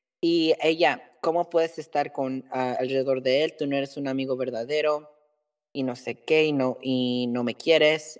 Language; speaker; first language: Spanish; early bilingual, heritage; Spanish